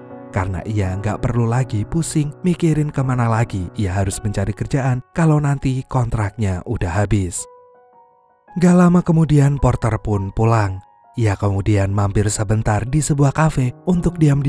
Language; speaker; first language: Indonesian; native; Indonesian